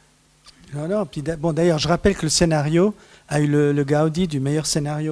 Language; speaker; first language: French; native; French